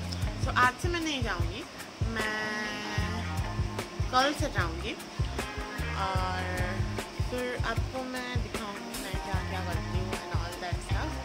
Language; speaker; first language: Hindi; non-native, local second language; Bangla